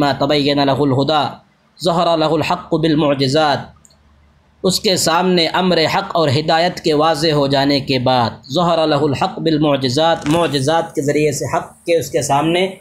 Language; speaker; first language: Urdu; native; Urdu